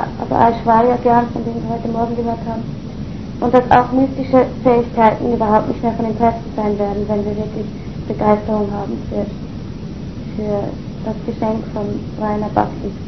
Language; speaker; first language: German; native; German